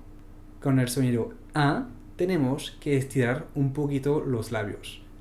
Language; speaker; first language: Spanish; non-native, fluent; French